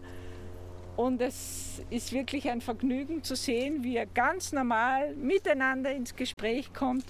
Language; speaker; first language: German; native; German